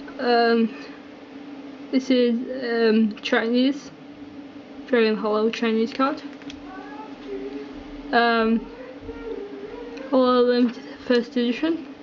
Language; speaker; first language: English; native; English